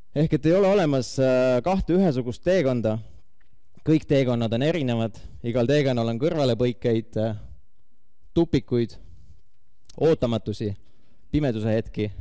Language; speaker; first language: Estonian; native; Estonian